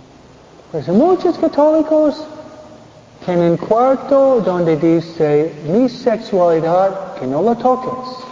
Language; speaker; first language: Spanish; non-native, fluent; English